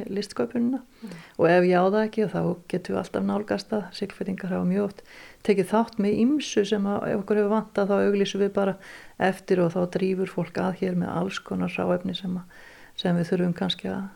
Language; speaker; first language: Icelandic; native; Icelandic